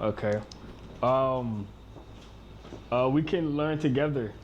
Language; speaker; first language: English; native; English